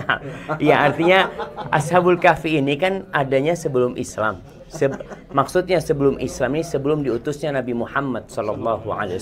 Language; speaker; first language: Indonesian; native; Indonesian